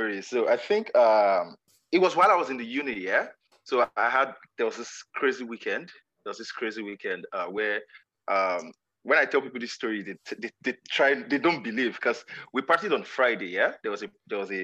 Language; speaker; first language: English; non-native, local second language; Yoruba